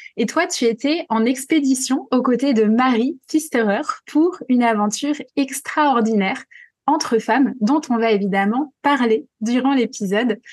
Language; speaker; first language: French; native; French